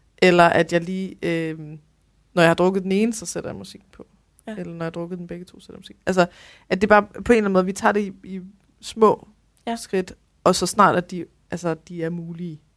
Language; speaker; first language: Danish; native; Danish